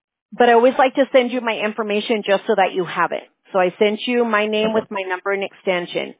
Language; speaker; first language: English; early bilingual, other home language; Spanish